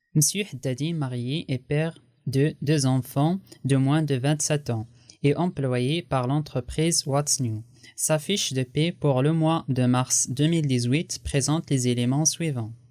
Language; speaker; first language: French; non-native, local second language; Arabic